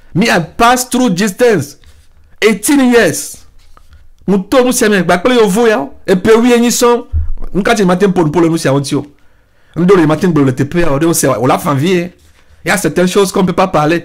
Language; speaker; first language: French; non-native, local second language; Ewe